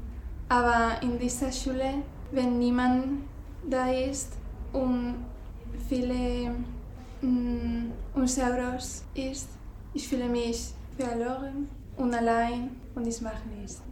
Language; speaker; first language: German; non-native, learner; Spanish